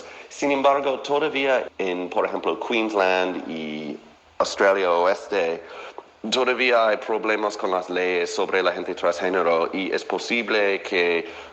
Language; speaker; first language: Spanish; non-native, fluent; English